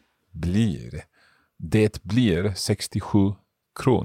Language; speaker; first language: Swedish; non-native, learner; English